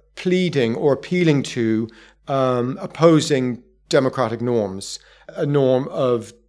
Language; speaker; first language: English; native; English